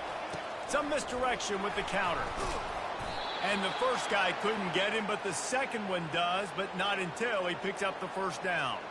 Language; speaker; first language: English; native; English